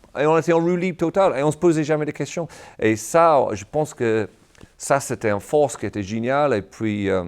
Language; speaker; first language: French; non-native, fluent; English